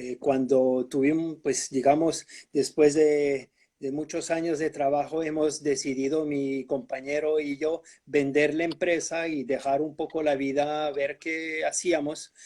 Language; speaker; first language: Spanish; early bilingual, heritage; Spanish